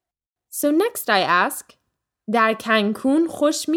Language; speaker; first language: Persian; early bilingual, heritage; Persian